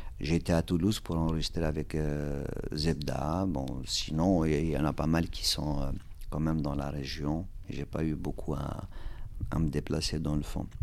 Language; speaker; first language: French; non-native, local second language; Kabyle